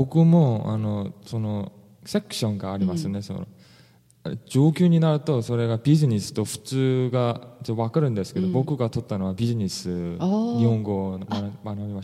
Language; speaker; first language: Japanese; non-native, fluent; English